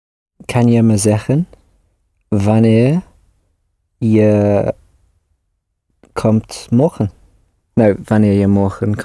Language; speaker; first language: Dutch; non-native, learner; English